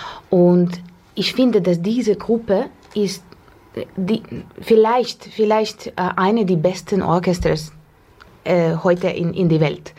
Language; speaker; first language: German; non-native, learner; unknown